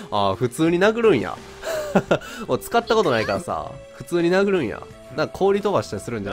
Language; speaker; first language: Japanese; native; Japanese